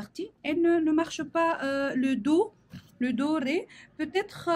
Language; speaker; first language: French; non-native, learner; Arabic